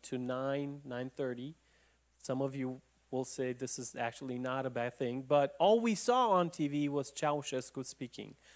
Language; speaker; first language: English; non-native, fluent; Romanian